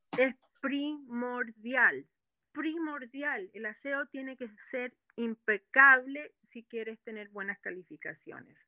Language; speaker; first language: Spanish; early bilingual, heritage; Spanish